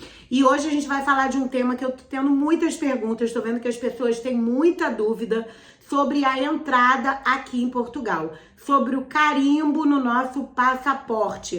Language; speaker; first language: Portuguese; native; Portuguese